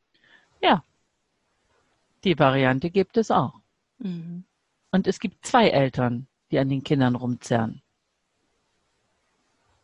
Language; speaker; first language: German; native; German